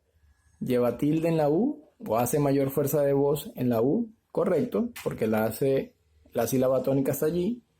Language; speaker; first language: Spanish; native; Spanish